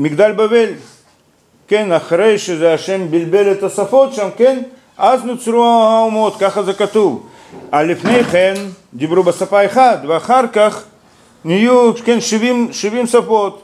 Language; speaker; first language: Hebrew; non-native, fluent; Russian